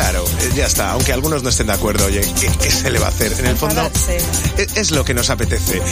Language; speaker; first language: Spanish; native; Spanish